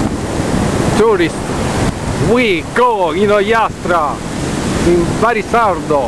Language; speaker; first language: English; non-native, learner; Italian